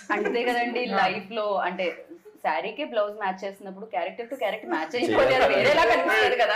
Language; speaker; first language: Telugu; native; Telugu